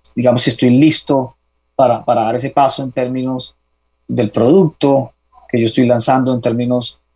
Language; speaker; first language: Spanish; native; Spanish